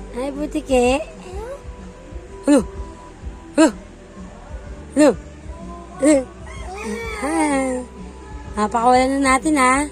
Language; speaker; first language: Filipino; native; Filipino